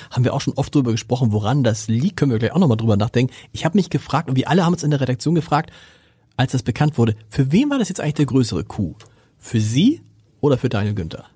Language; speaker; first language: German; native; German